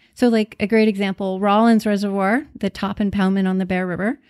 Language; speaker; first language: English; native; English